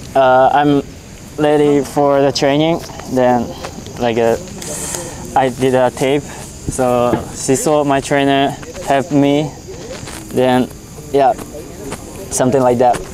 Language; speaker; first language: English; non-native, learner; Japanese